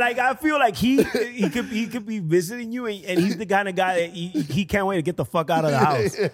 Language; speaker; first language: English; early bilingual, other home language; Spanish